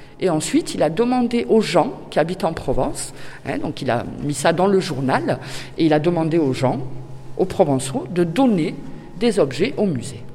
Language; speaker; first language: French; native; French